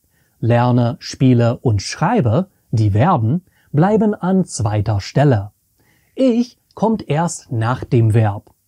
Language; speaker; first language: German; non-native, fluent; English